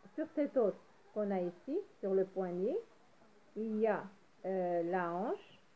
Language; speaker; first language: French; non-native, local second language; Arabic